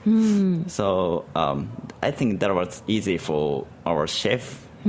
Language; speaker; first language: English; non-native, learner; Japanese